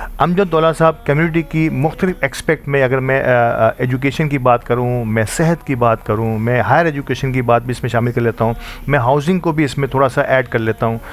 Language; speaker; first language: Urdu; native; Urdu